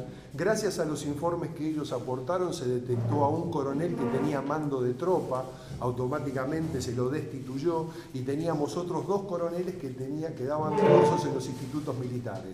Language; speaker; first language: Spanish; native; Spanish